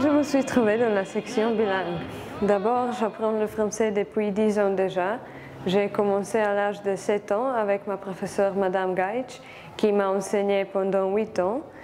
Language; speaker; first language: French; non-native, fluent; Croatian